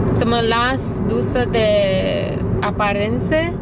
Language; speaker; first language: Romanian; early bilingual, heritage; Romanian